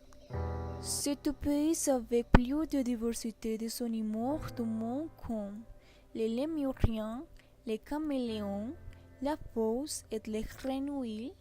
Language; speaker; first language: French; non-native, learner; Spanish